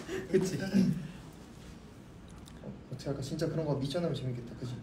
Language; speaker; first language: Korean; native; Korean